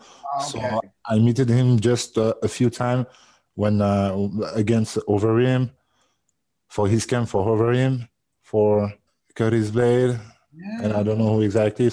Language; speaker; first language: English; non-native, learner; French